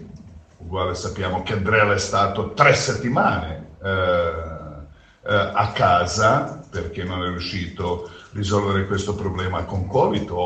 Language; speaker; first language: Italian; non-native, fluent; Croatian